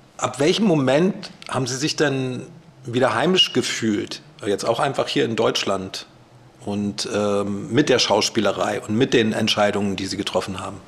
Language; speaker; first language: German; native; German